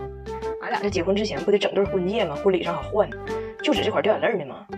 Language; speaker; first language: Chinese; native; Chinese